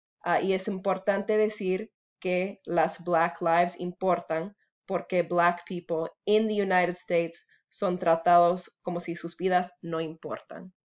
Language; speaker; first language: Spanish; non-native, fluent; English